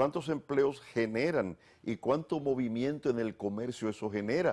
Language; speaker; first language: Spanish; native; Spanish